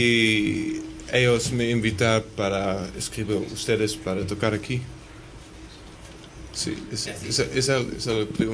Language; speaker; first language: Spanish; non-native, learner; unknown